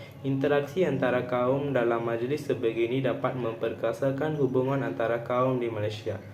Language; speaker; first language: Malay; non-native, local second language; Tamil